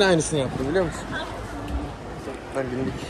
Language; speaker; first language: Turkish; native; Turkish